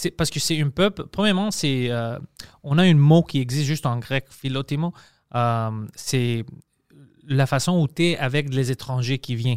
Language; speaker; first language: French; native; French